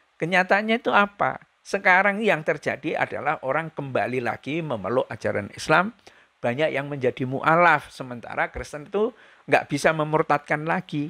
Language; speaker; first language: Indonesian; native; Indonesian